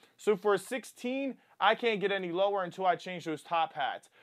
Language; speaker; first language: English; native; English